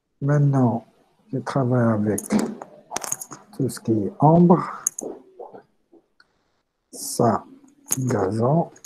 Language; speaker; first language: French; non-native, local second language; Arabic